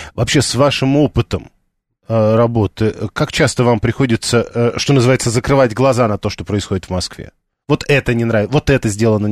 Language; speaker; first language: Russian; native; Russian